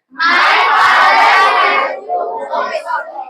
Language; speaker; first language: English; non-native, learner; Hindi